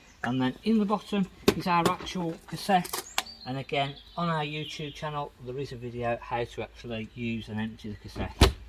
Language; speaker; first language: English; native; English